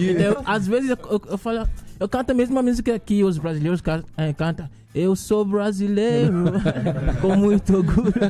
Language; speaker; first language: Portuguese; non-native, fluent; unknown